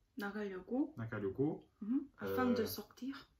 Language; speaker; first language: French; non-native, learner; Korean